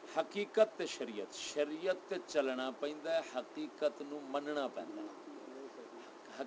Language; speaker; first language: Urdu; non-native, local second language; Punjabi